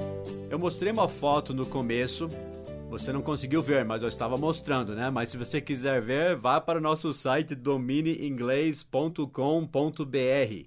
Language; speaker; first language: Portuguese; non-native, fluent; English